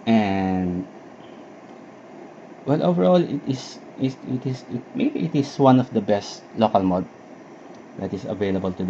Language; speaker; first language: English; non-native, local second language; Filipino